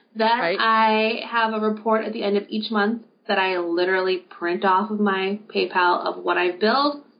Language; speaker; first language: English; native; English